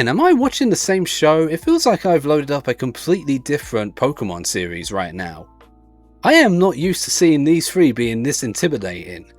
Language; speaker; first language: English; native; English